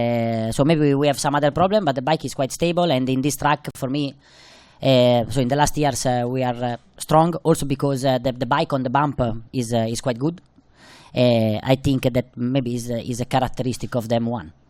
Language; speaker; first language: English; non-native, fluent; Italian